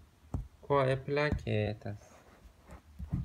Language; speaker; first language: Portuguese; non-native, learner; Persian